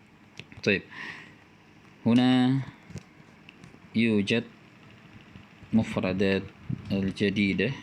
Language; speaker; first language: Arabic; non-native, fluent; Indonesian